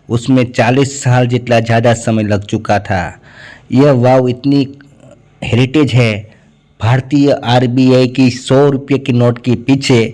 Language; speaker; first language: Hindi; non-native, local second language; Gujarati